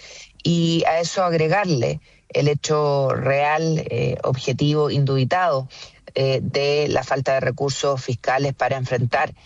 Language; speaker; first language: Spanish; native; Spanish